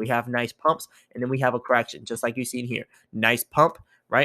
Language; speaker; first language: English; native; English